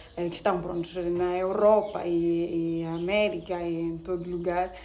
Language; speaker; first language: Portuguese; non-native, local second language; Tsonga